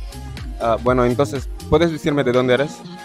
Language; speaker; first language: Spanish; non-native, local second language; Portuguese